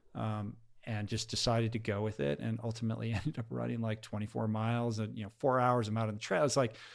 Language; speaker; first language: English; native; English